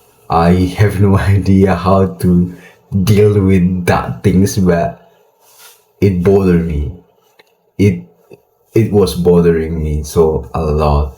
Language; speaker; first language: English; non-native, learner; Indonesian